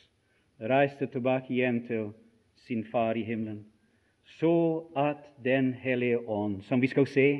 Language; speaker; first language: Norwegian; non-native, fluent; English